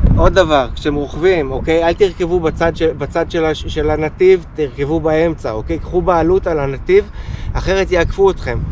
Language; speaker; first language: Hebrew; early bilingual, other home language; Russian